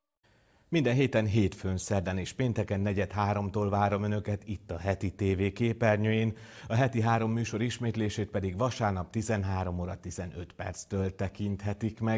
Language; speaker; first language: Hungarian; native; Hungarian